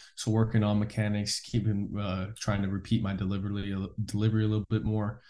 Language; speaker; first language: English; native; English